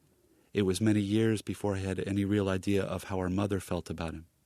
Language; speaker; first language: English; native; English